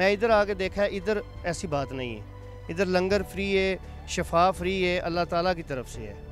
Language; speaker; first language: Urdu; non-native, local second language; Punjabi